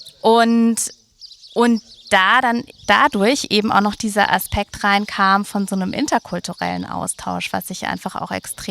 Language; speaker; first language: German; native; German